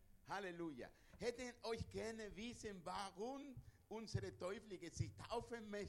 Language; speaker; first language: German; non-native, learner; Spanish